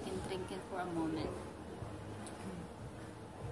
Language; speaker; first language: English; non-native, learner; Filipino